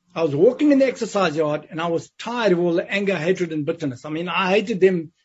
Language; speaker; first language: English; native; English